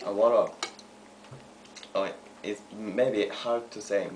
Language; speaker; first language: English; non-native, fluent; Korean